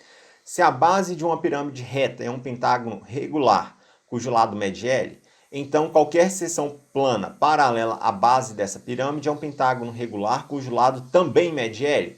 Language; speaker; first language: Portuguese; native; Portuguese